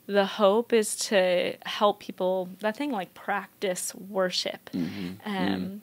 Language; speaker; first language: English; native; English